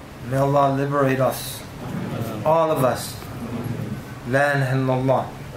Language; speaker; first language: English; native; English